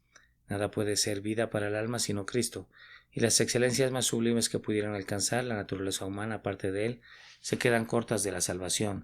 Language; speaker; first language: Spanish; native; Spanish